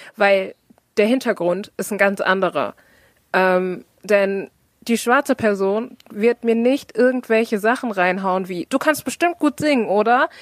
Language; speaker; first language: German; native; German